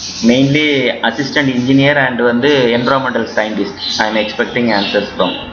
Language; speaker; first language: English; non-native, local second language; Tamil